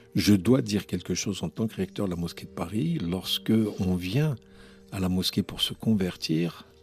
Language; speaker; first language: French; non-native, local second language; Arabic